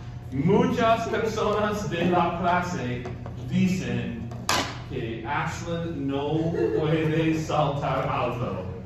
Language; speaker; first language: Spanish; non-native, fluent; English